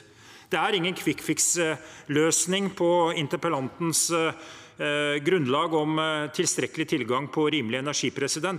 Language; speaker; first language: Norwegian; native; Norwegian